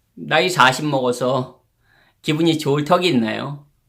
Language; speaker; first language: Korean; native; Korean